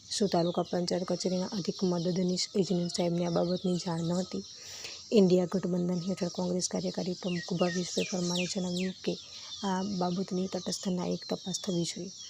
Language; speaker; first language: Gujarati; native; Gujarati